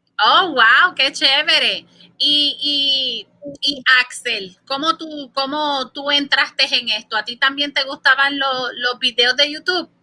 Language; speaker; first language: Spanish; early bilingual, heritage; Spanish